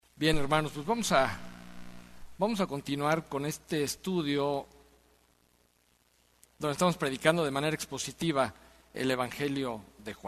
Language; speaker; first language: Spanish; native; Spanish